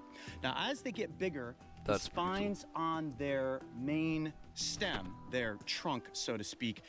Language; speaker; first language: English; native; English